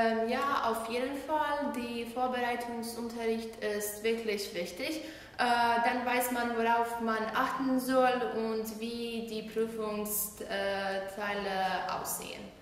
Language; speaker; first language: German; non-native, learner; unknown